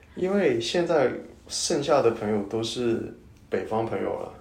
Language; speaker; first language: Chinese; non-native, local second language; Cantonese